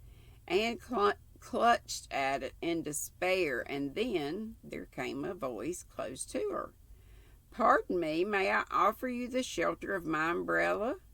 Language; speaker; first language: English; native; English